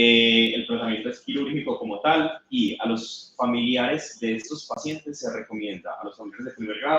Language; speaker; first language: Spanish; native; Spanish